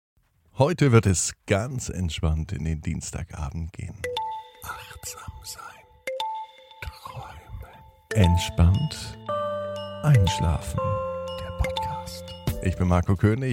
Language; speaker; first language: German; native; German